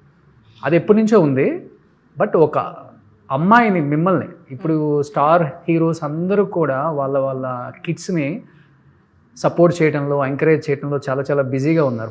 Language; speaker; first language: Telugu; native; Telugu